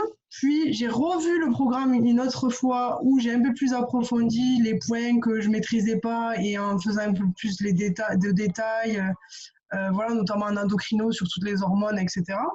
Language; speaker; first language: French; native; French